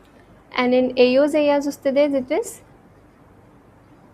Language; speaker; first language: Spanish; non-native, fluent; Hindi